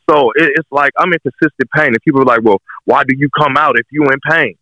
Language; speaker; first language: English; native; English